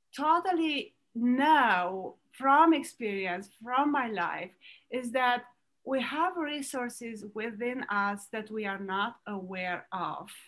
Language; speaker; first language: English; non-native, fluent; Romanian